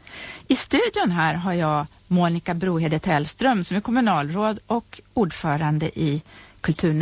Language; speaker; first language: Swedish; native; Swedish